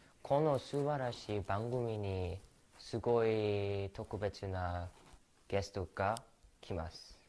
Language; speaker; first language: Japanese; non-native, learner; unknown